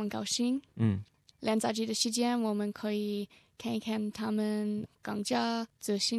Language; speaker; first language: Chinese; non-native, learner; English